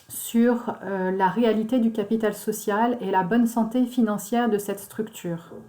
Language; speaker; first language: French; native; French